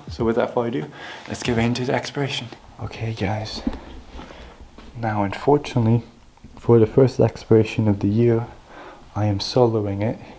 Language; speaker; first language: English; native; English